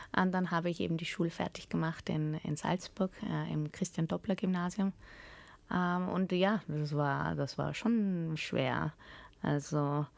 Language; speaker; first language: German; early bilingual, heritage; German